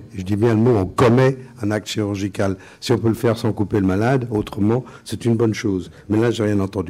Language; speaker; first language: French; native; French